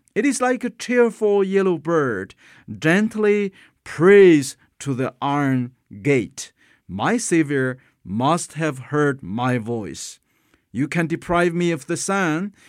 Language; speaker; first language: English; non-native, fluent; Chinese